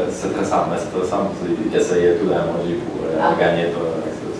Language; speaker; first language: French; non-native, learner; Polish